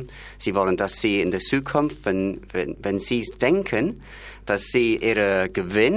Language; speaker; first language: German; non-native, fluent; English